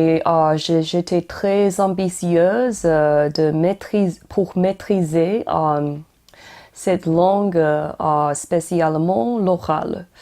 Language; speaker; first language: French; non-native, learner; Chinese